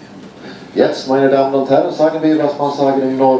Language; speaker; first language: German; non-native, fluent; Norwegian